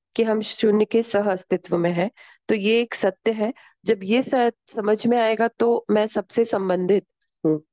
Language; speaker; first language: Hindi; native; Hindi